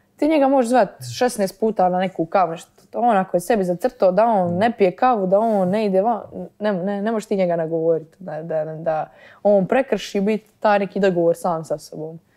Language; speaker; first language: Croatian; native; Croatian